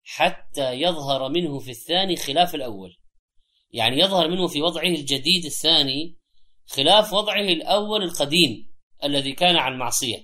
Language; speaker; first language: Arabic; native; Arabic